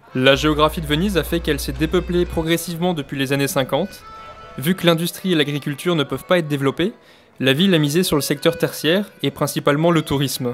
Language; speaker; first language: French; native; French